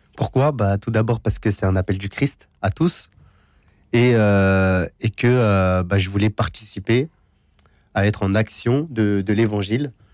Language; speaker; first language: French; early bilingual, other home language; Syriac